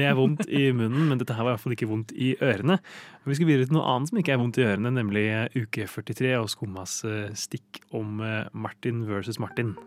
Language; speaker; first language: Norwegian; native; Norwegian